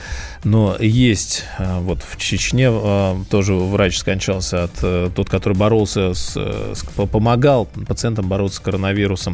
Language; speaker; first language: Russian; native; Russian